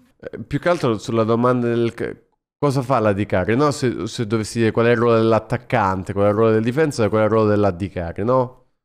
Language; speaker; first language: Italian; native; Italian